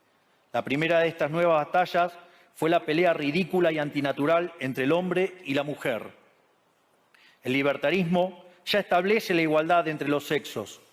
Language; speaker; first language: Spanish; native; Spanish